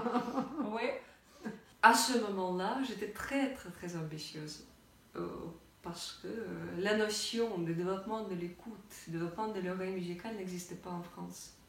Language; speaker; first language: French; non-native, fluent; Russian